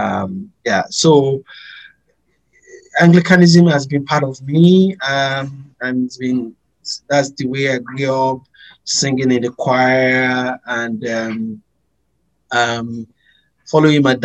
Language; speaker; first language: English; non-native, local second language; Yoruba